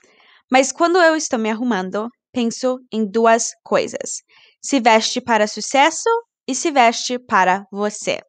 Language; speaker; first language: Portuguese; early bilingual, heritage; Portuguese